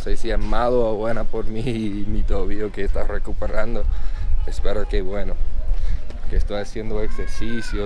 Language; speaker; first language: Spanish; non-native, learner; English